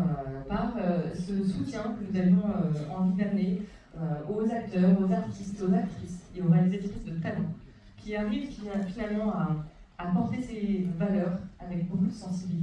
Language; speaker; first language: French; native; French